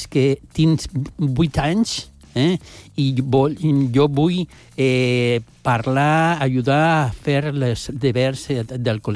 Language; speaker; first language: Catalan; non-native, local second language; Spanish